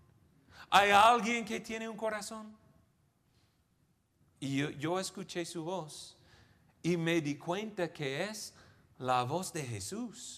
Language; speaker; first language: Spanish; non-native, fluent; English